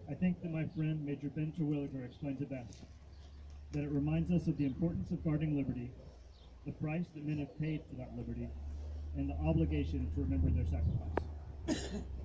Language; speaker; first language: English; native; English